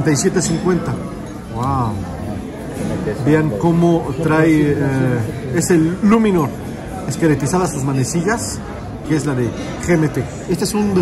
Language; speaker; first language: Spanish; native; Spanish